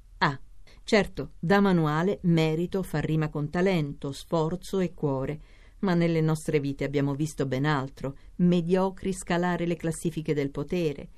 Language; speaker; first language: Italian; native; Italian